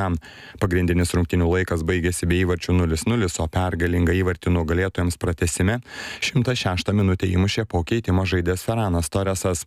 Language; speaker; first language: Lithuanian; native; Lithuanian